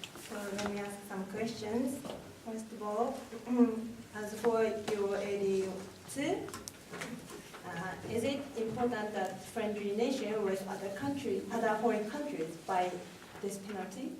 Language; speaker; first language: English; non-native, learner; Japanese